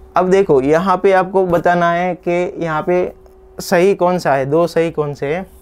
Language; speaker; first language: Hindi; non-native, local second language; Gujarati